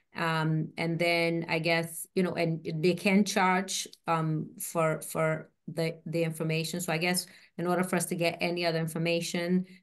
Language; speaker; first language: English; native; English